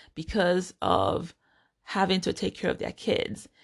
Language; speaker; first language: English; non-native, local second language; Igbo